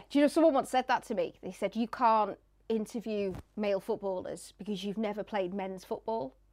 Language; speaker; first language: English; native; English